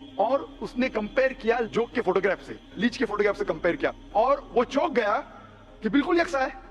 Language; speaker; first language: Hindi; non-native, local second language; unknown